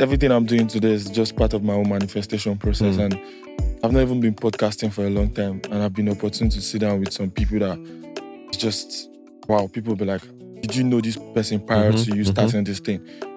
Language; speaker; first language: English; non-native, local second language; Yoruba